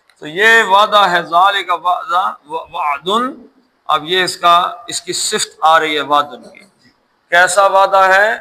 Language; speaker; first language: Urdu; non-native, local second language; Punjabi